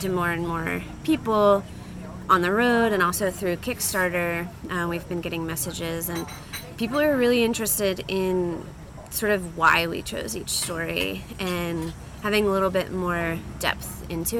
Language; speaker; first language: English; native; English